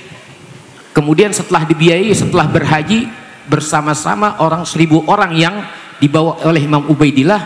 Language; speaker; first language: Indonesian; native; Indonesian